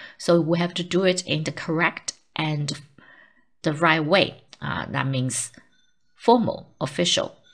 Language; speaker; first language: English; non-native, fluent; Chinese